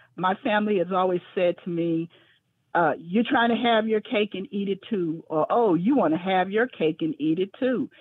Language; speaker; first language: English; native; English